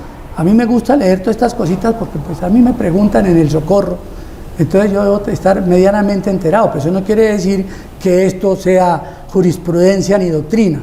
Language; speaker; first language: Spanish; native; Spanish